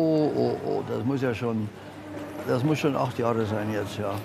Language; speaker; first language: German; native; German